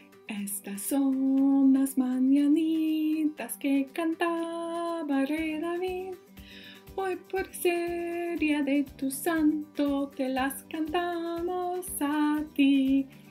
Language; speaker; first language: Spanish; non-native, fluent; English